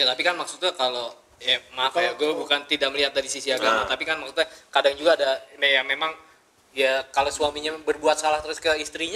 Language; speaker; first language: Indonesian; native; Indonesian